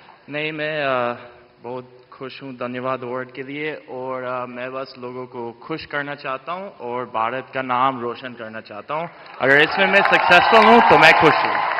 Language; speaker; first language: Hindi; non-native, fluent; English